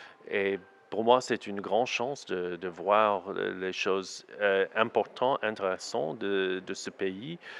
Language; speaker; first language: French; non-native, learner; English